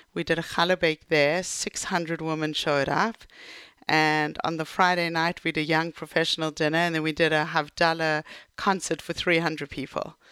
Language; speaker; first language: English; native; English